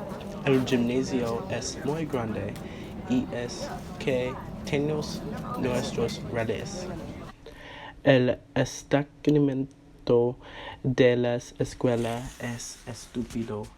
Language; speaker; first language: Spanish; non-native, learner; English